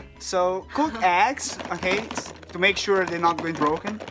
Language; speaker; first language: English; non-native, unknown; Portuguese